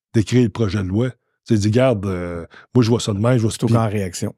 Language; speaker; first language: French; native; French